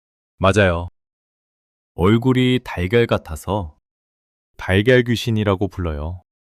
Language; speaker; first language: Korean; early bilingual, heritage; English